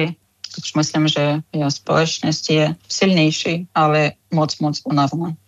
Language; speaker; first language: Czech; non-native, fluent; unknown